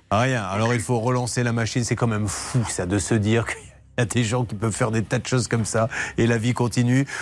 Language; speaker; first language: French; native; French